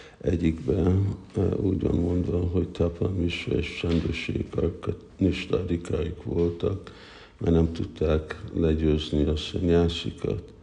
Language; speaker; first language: Hungarian; early bilingual, heritage; Hungarian